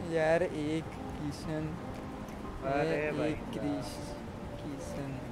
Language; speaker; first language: Hindi; non-native, local second language; Gujarati